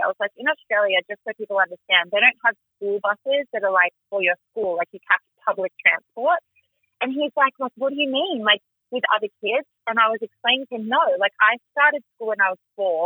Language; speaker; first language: English; native; English